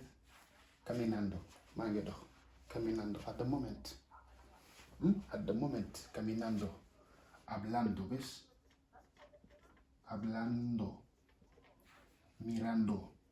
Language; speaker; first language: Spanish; non-native, fluent; Wolof